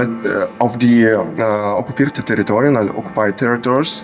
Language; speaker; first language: German; non-native, fluent; Ukrainian